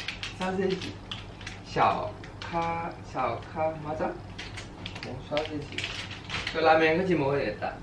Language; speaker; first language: Korean; non-native, fluent; Thai